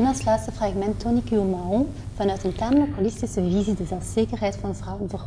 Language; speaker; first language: Dutch; native; Dutch